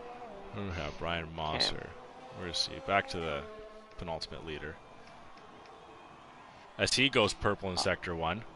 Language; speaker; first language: English; native; English